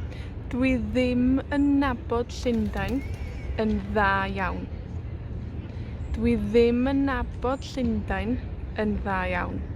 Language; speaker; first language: Welsh; non-native, fluent; Spanish